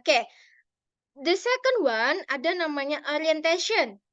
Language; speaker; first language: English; non-native, learner; Indonesian